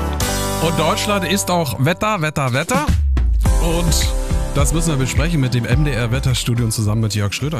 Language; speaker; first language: German; native; German